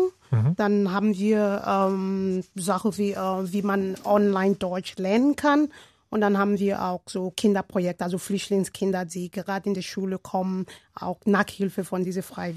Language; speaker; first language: German; non-native, learner; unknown